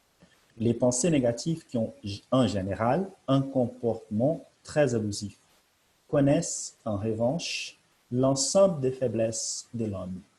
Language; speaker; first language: French; non-native, fluent; Portuguese